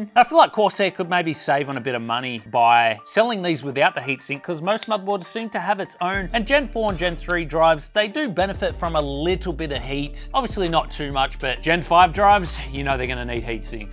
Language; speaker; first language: English; native; English